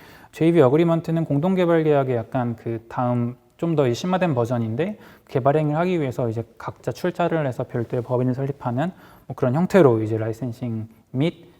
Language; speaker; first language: Korean; native; Korean